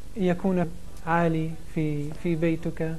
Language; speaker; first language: Arabic; non-native, learner; Italian